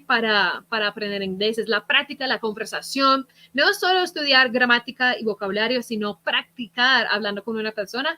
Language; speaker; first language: Spanish; non-native, fluent; English